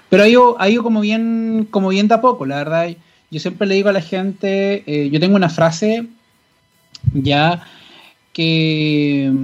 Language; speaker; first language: Spanish; native; Spanish